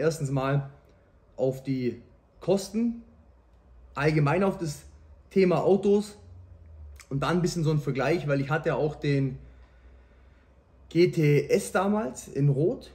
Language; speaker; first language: German; native; German